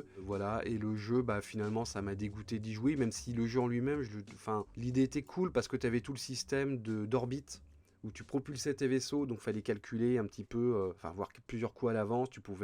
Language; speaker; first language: French; native; French